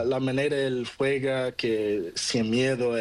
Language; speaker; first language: Spanish; non-native, learner; Portuguese